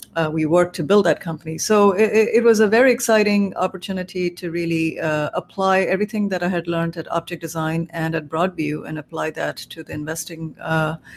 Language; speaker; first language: English; non-native, local second language; Bangla